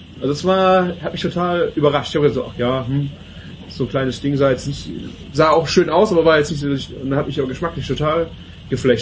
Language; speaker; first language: German; native; German